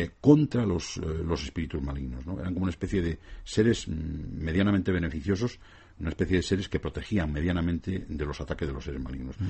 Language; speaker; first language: Spanish; native; Spanish